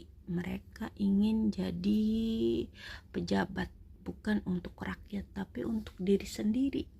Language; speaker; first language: Indonesian; native; Indonesian